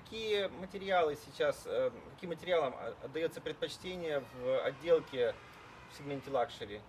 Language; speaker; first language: Russian; native; Russian